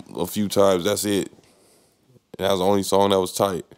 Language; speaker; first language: English; native; English